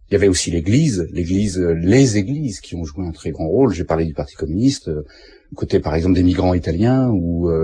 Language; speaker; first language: French; native; French